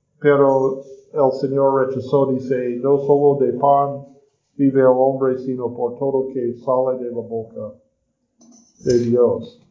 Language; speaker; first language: Spanish; non-native, learner; English